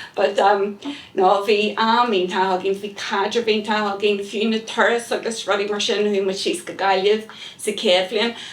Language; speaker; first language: Irish; non-native, local second language; English